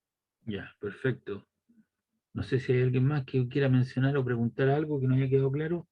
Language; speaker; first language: Spanish; native; Spanish